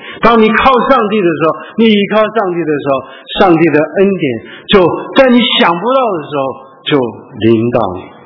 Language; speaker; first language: Chinese; early bilingual, heritage; Chinese